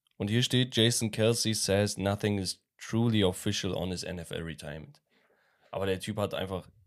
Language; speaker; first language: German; early bilingual, other home language; Turkish